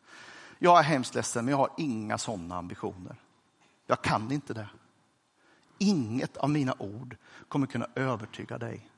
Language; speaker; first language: Swedish; native; Swedish